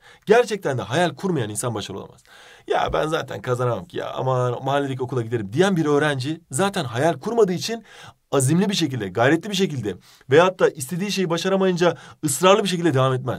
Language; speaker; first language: Turkish; native; Turkish